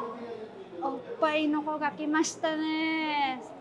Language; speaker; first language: Japanese; non-native, fluent; Filipino